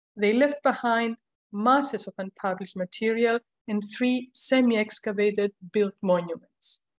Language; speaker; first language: English; non-native, fluent; Greek